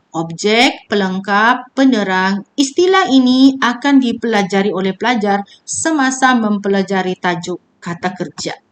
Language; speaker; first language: Malay; native; Malay